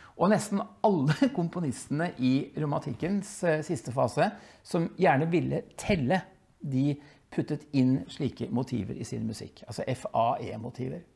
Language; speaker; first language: Norwegian; early bilingual, other home language; Dutch